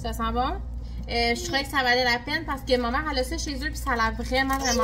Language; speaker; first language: French; native; French